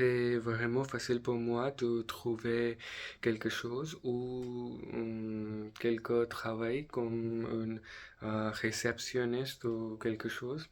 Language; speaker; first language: French; non-native, learner; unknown